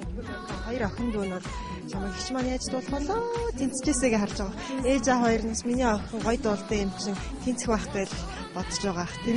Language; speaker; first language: Mongolian; native; Mongolian